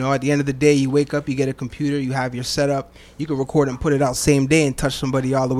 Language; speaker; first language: English; non-native, fluent; Arabic